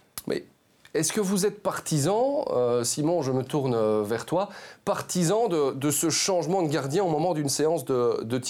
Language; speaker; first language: French; native; French